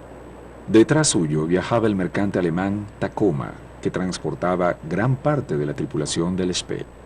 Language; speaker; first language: Spanish; native; Spanish